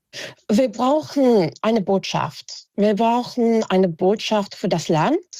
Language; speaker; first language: German; non-native, fluent; English